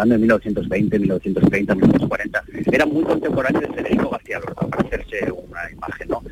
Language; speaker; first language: Spanish; native; Spanish